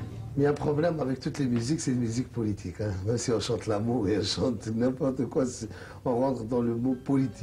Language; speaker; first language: French; non-native, local second language; Arabic